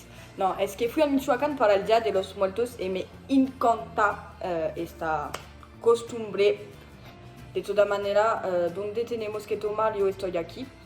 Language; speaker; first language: Spanish; non-native, learner; French